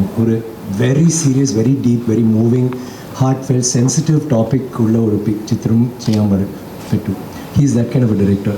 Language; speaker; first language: Malayalam; non-native, local second language; Tamil